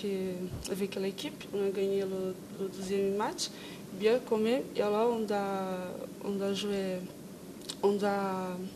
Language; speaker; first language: French; non-native, learner; Portuguese